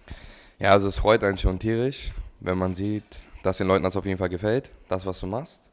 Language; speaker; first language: German; native; German